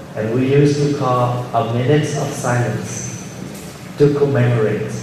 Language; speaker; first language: English; early bilingual, other home language; Vietnamese